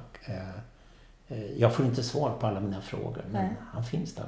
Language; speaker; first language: Swedish; native; Swedish